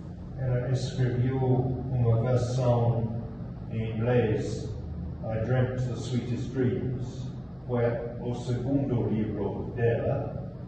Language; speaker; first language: Portuguese; non-native, fluent; English